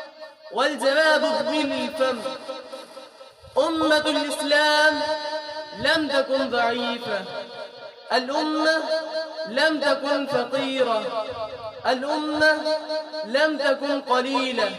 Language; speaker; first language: Arabic; non-native, fluent; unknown